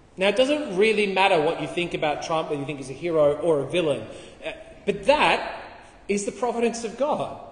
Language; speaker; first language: English; native; English